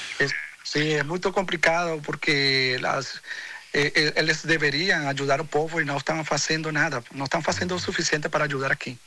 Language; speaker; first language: Portuguese; non-native, fluent; Spanish